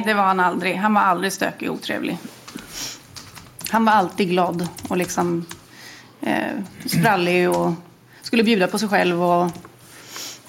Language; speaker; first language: Swedish; native; Swedish